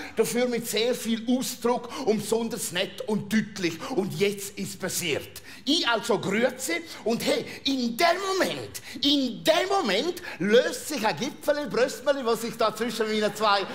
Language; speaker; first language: German; native; German